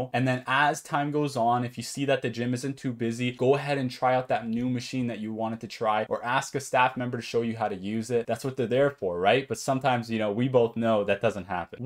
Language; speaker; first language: English; native; English